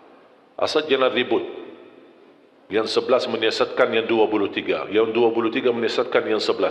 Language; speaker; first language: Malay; non-native, fluent; Arabic